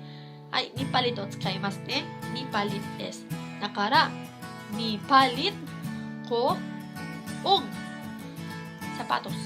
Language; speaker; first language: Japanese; non-native, fluent; Cebuano